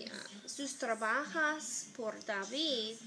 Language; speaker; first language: Spanish; non-native, learner; English